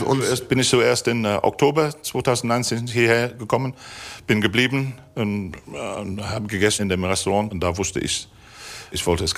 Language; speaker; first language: German; non-native, fluent; English